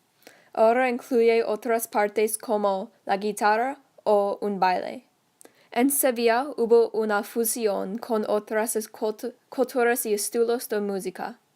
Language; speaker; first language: Spanish; non-native, learner; English